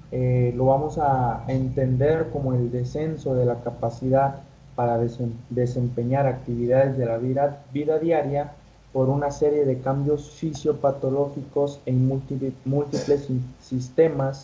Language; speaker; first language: Spanish; native; Spanish